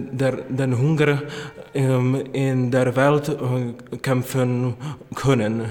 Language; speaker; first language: German; non-native, learner; Czech